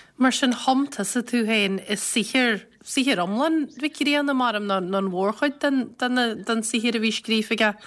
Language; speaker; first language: Irish; native; Irish